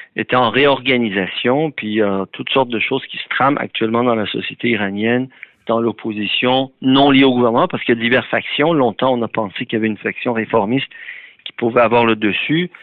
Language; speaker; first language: French; early bilingual, other home language; Persian